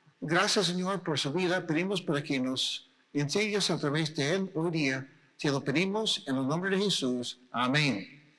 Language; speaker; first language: Spanish; native; Spanish